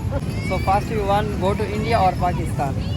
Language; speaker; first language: English; non-native, learner; Saraiki